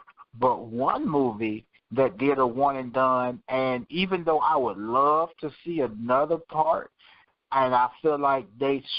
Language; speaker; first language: English; native; English